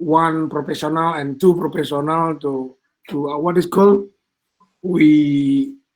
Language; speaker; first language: English; non-native, learner; Indonesian